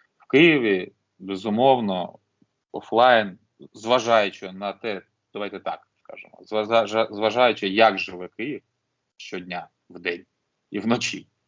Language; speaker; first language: Ukrainian; non-native, local second language; Russian